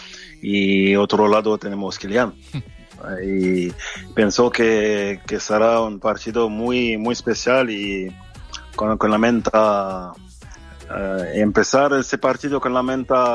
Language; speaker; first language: Spanish; non-native, fluent; French